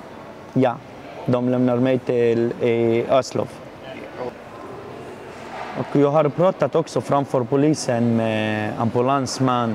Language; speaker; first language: Swedish; non-native, learner; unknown